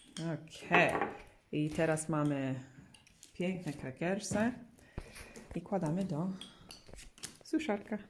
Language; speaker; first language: Polish; non-native, learner; English